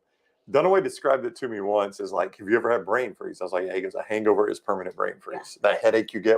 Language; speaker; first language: English; native; English